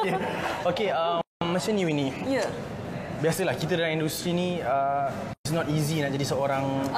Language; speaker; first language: Malay; native; Malay